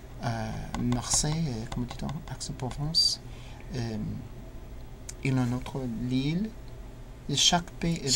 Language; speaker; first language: French; non-native, learner; English